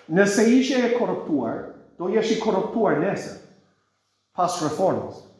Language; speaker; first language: Albanian; non-native, fluent; English